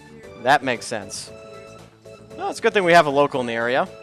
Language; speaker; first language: English; native; English